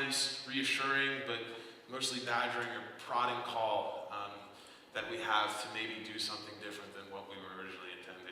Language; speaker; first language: English; native; English